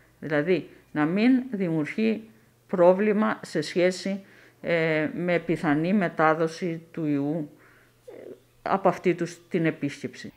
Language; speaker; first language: Greek; native; Greek